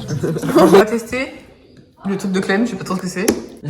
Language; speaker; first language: French; native; French